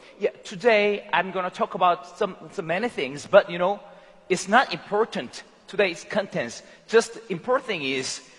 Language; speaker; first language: English; non-native, learner; Korean